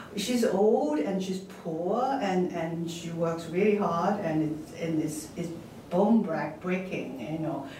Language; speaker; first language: English; non-native, local second language; Cantonese